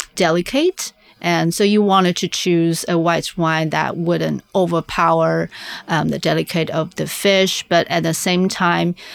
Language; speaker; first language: English; non-native, fluent; Chinese